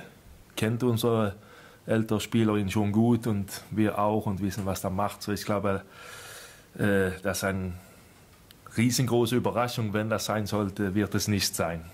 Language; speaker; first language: German; non-native, fluent; Swedish